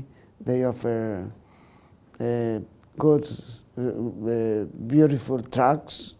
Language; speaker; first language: English; non-native, learner; Spanish